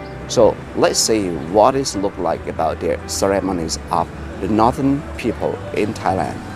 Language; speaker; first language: English; non-native, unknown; Thai